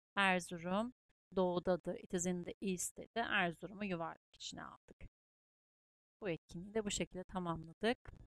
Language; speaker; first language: Turkish; native; Turkish